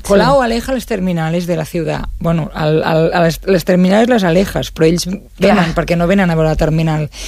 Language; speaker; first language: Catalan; native; Catalan